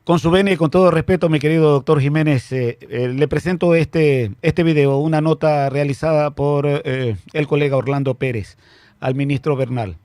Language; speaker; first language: Spanish; native; Spanish